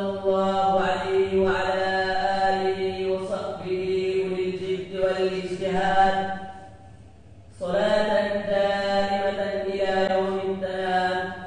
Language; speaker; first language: Arabic; non-native, fluent; Urdu